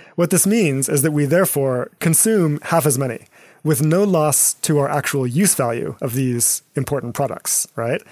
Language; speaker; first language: English; native; English